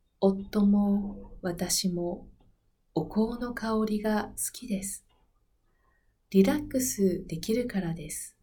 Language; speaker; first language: Japanese; non-native, learner; Spanish